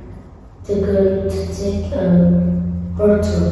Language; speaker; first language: English; non-native, learner; Vietnamese